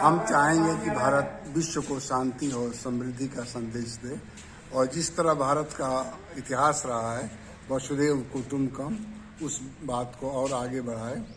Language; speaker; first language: Hindi; native; Hindi